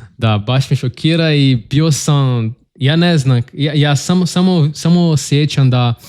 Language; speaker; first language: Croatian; non-native, learner; Portuguese